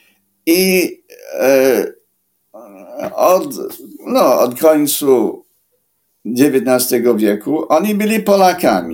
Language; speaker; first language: Polish; non-native, fluent; English